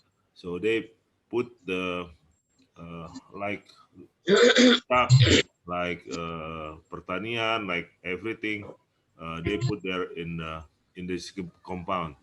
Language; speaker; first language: English; non-native, learner; Indonesian